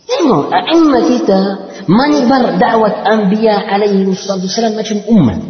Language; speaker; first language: Arabic; non-native, fluent; Malay